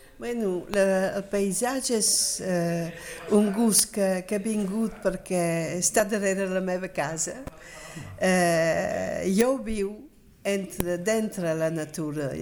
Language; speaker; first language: Catalan; early bilingual, heritage; Catalan